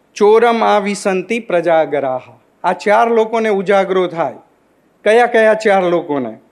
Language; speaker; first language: Hindi; non-native, local second language; Gujarati